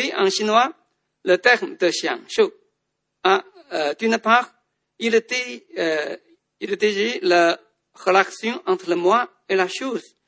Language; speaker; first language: French; non-native, fluent; Chinese